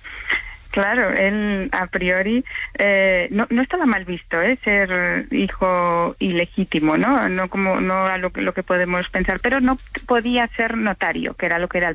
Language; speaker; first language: Spanish; native; Spanish